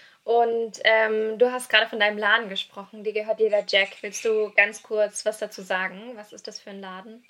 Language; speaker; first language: German; native; German